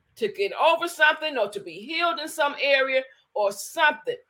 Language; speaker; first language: English; native; English